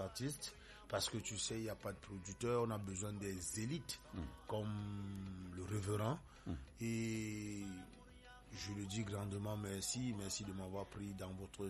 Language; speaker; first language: French; non-native, local second language; Basaa